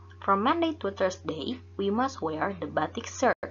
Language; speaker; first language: English; non-native, fluent; Indonesian